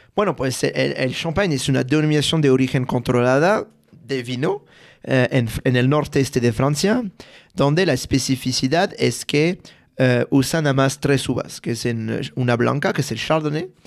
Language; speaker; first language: Spanish; non-native, fluent; French